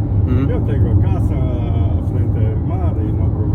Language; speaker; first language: Spanish; non-native, learner; Latvian